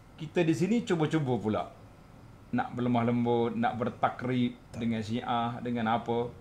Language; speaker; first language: Malay; native; Malay